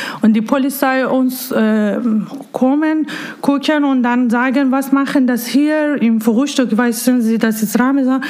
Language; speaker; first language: German; non-native, learner; Persian